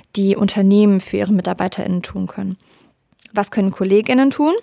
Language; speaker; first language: German; native; German